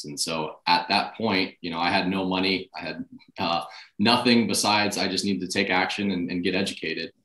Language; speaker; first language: English; native; English